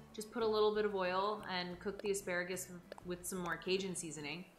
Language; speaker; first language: English; native; English